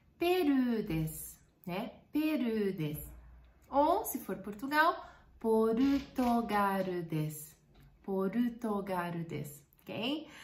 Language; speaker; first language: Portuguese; native; Portuguese